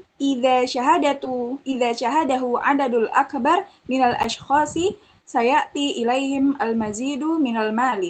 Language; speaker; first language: Arabic; non-native, learner; Indonesian